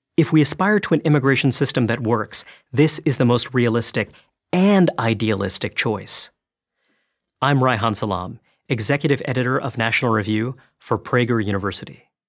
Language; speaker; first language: English; early bilingual, other home language; Bangla